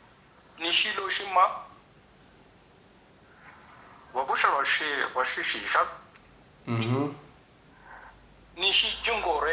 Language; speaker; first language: Chinese; non-native, learner; Amharic